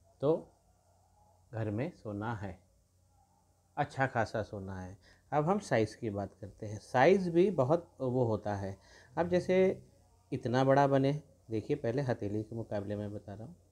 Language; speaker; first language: Hindi; native; Hindi